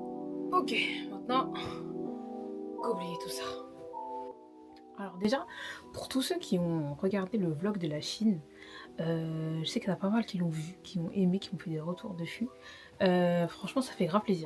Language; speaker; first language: French; native; French